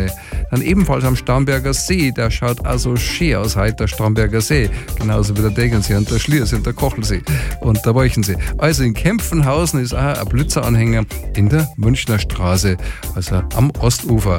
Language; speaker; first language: German; native; German